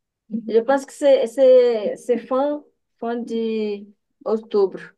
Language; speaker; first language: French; non-native, learner; Portuguese